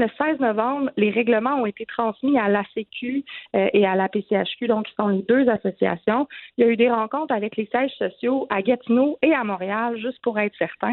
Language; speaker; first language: French; native; French